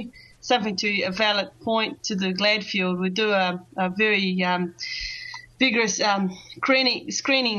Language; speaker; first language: English; non-native, fluent; Portuguese